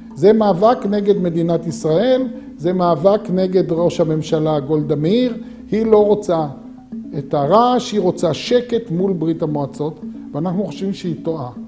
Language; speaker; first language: Hebrew; native; Hebrew